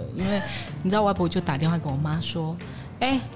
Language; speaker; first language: Chinese; native; Chinese